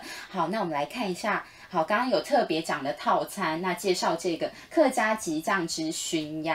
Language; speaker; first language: Chinese; native; Chinese